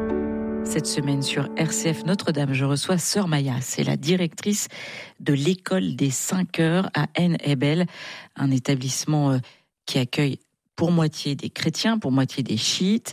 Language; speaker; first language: French; native; French